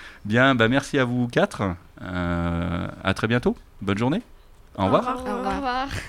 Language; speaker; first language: French; native; French